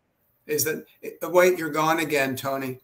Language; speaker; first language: English; native; English